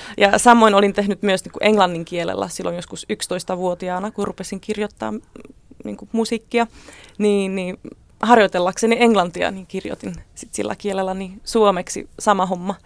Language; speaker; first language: Finnish; non-native, fluent; Czech